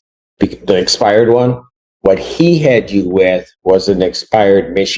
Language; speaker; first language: English; native; English